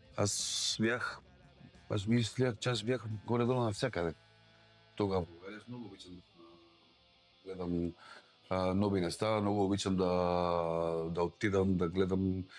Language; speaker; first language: Bulgarian; non-native, learner; Spanish